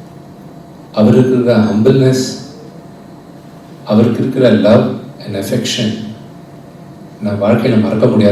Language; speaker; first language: Tamil; non-native, local second language; Telugu